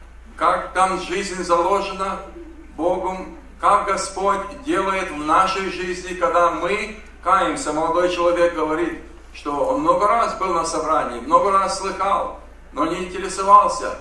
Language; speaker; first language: Russian; non-native, local second language; Ukrainian